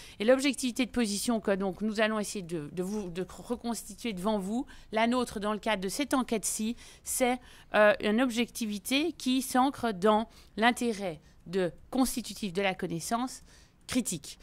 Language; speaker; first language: French; native; French